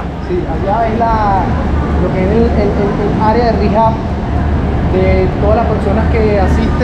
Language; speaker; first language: Spanish; native; Spanish